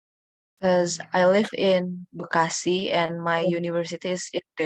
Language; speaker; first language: English; non-native, learner; Indonesian